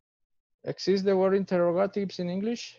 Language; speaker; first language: English; non-native, fluent; Spanish